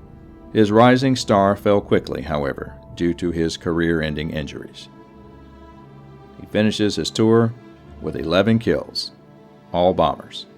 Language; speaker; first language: English; native; English